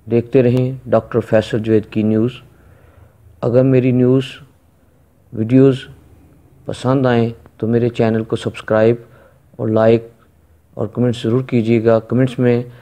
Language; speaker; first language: Hindi; non-native, local second language; Punjabi